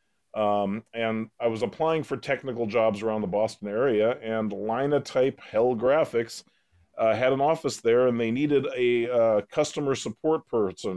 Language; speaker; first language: English; native; English